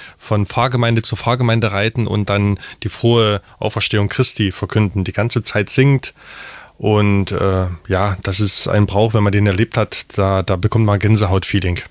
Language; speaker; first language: German; non-native, local second language; Upper Sorbian